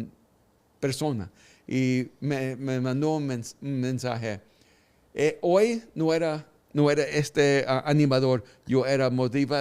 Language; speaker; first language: Spanish; early bilingual, heritage; Spanish